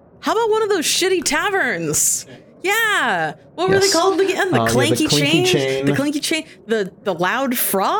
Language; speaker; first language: English; native; English